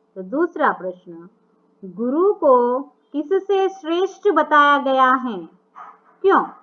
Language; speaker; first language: Hindi; non-native, local second language; Telugu